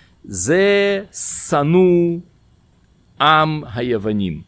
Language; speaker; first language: Hebrew; non-native, fluent; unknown